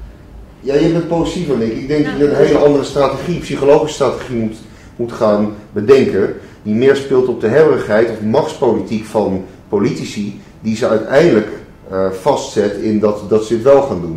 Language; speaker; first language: Dutch; native; Dutch